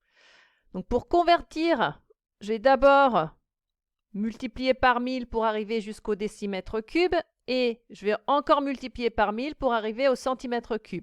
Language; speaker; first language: French; native; French